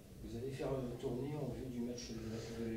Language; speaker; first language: French; native; French